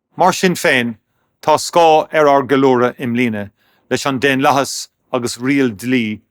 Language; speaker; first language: Irish; non-native, local second language; English